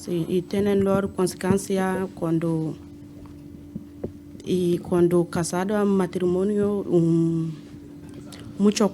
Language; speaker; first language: Spanish; non-native, learner; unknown